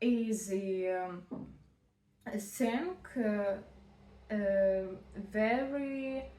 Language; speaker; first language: English; non-native, learner; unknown